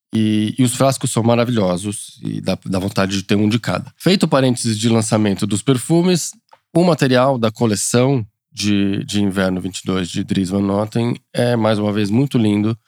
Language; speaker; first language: Portuguese; non-native, fluent; French